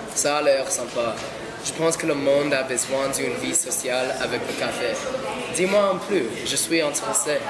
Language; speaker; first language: French; non-native, learner; English